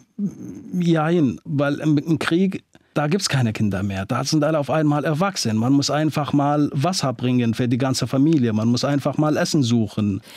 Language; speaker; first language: German; non-native, fluent; Arabic